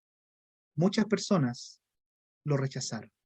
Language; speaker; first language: Spanish; native; Spanish